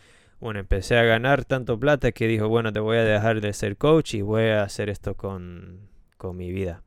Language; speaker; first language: Spanish; non-native, fluent; English